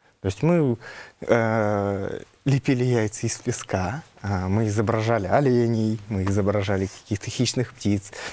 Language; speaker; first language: Russian; non-native, local second language; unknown